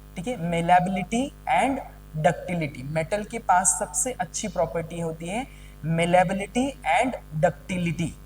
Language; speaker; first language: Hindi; native; Hindi